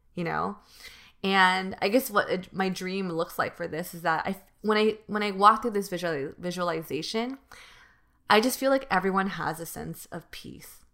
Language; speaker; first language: English; native; English